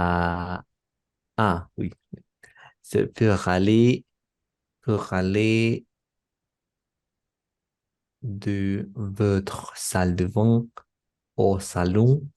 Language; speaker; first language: French; non-native, learner; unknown